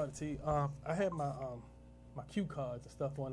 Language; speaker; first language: English; native; English